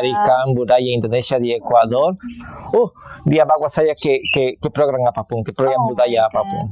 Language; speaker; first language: Indonesian; non-native, fluent; Spanish